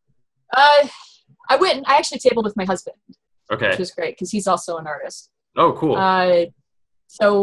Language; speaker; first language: English; native; English